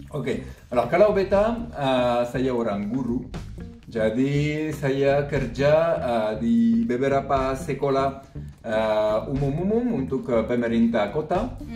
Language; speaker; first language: Indonesian; non-native, fluent; French